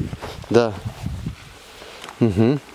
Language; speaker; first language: Russian; native; Russian